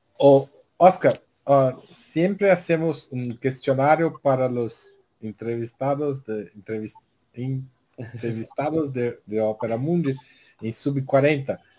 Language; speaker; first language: Spanish; non-native, learner; Portuguese